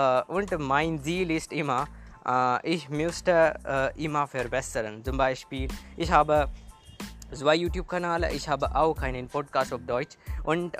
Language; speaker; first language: German; non-native, learner; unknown